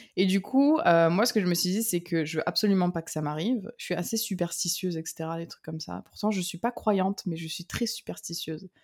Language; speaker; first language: French; native; French